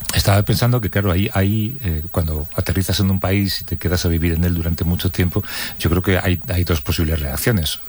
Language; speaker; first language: Spanish; native; Spanish